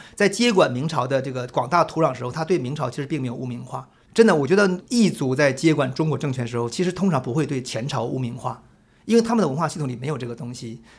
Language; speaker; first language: Chinese; native; Chinese